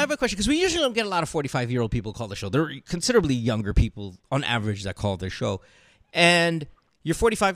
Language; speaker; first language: English; non-native, local second language; Filipino